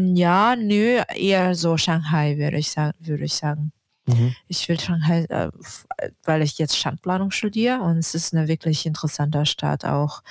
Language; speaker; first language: German; non-native, fluent; Russian